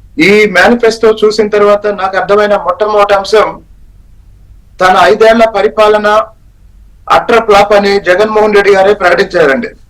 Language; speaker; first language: Telugu; native; Telugu